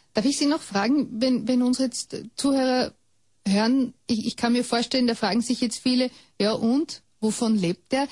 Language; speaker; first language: German; native; German